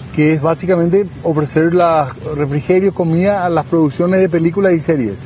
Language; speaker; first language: Spanish; native; Spanish